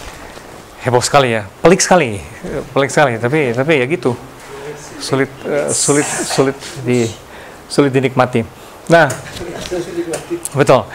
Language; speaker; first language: Indonesian; native; Indonesian